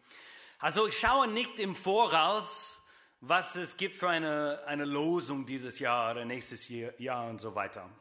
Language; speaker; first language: German; non-native, fluent; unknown